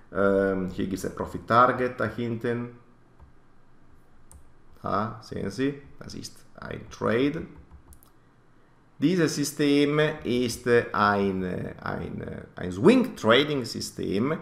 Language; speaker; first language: German; non-native, fluent; Italian